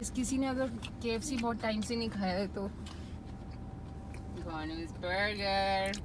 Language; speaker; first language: Hindi; non-native, local second language; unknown